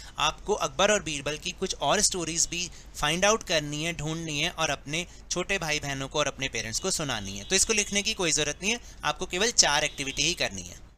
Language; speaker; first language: Hindi; native; Hindi